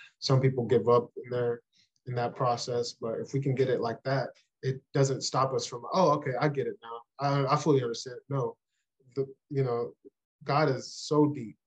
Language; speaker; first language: English; early bilingual, other home language; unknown